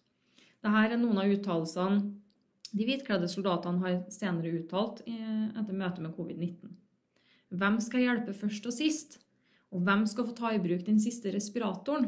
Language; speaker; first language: Norwegian; native; Norwegian